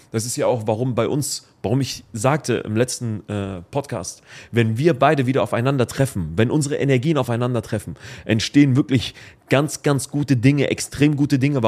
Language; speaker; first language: German; early bilingual, other home language; Arabic